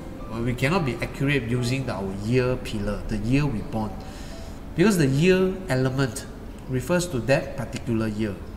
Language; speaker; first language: English; non-native, local second language; Chinese